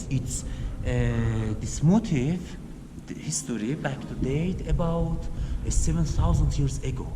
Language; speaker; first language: English; non-native, learner; Persian